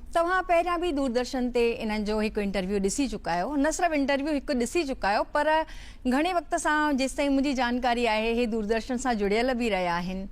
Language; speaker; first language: Sindhi; native; Sindhi